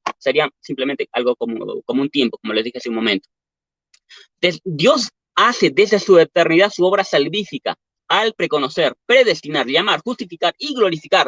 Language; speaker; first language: Spanish; native; Spanish